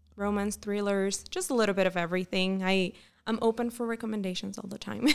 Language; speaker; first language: English; non-native, fluent; Spanish